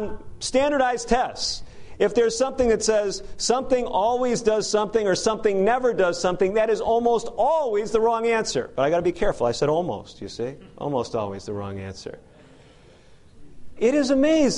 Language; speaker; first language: English; native; English